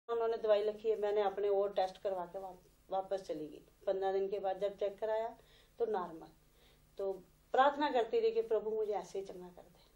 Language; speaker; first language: Hindi; non-native, local second language; Punjabi